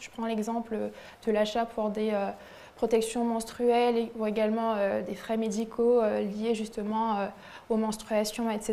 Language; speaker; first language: French; native; French